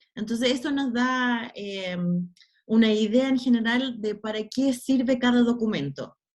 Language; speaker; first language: Spanish; non-native, fluent; English